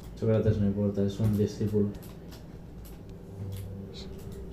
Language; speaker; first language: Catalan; non-native, local second language; Spanish